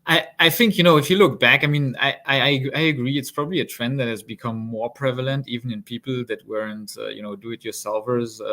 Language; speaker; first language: English; non-native, fluent; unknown